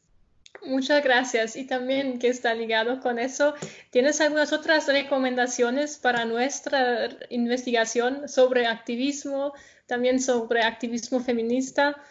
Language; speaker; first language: Spanish; non-native, fluent; German